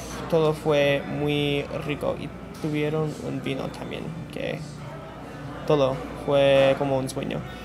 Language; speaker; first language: Spanish; non-native, fluent; English